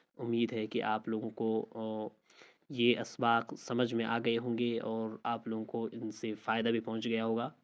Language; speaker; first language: Urdu; non-native, local second language; Baluchi